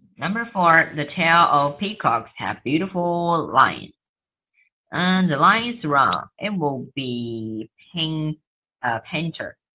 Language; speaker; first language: English; non-native, learner; Chinese